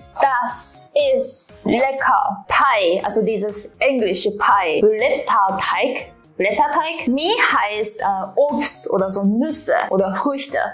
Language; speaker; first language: German; non-native, fluent; Japanese